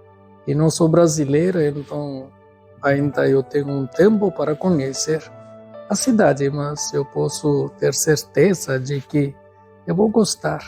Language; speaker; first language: Portuguese; non-native, fluent; Tamil